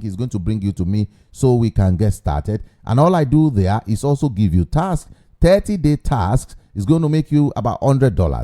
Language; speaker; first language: English; non-native, local second language; Yoruba